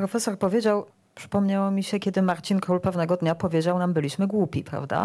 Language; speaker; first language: Polish; native; Polish